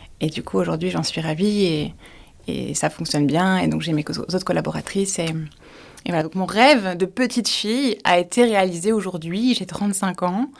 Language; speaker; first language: French; native; French